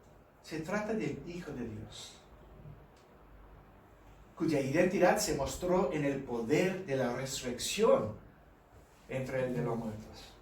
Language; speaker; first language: Spanish; non-native, fluent; English